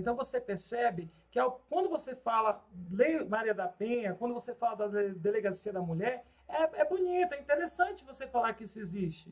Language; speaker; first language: Portuguese; native; Portuguese